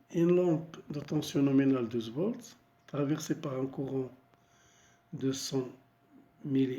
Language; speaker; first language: French; non-native, local second language; Arabic